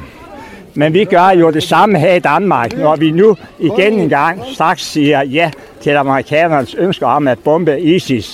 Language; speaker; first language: Danish; native; Danish